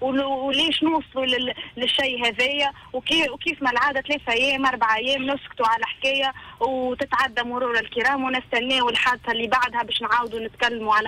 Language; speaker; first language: Arabic; native; Arabic